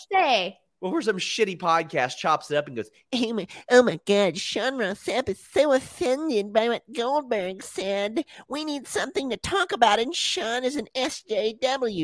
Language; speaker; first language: English; native; English